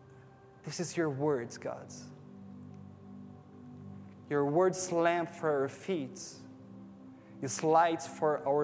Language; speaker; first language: English; non-native, fluent; Portuguese